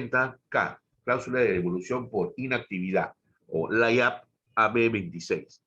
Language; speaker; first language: Spanish; native; Spanish